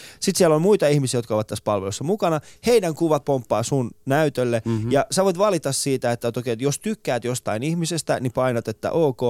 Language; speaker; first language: Finnish; early bilingual, other home language; Persian